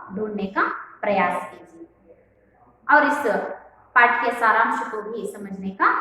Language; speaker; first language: Hindi; non-native, local second language; Kannada